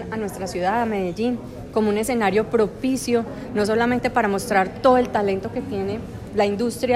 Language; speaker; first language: Spanish; native; Spanish